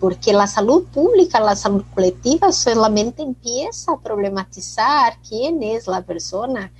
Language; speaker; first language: Spanish; non-native, fluent; Portuguese